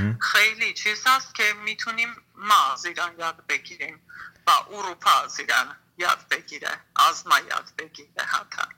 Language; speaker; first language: Persian; non-native, learner; Armenian